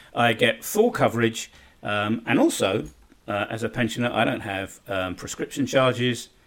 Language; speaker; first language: English; native; English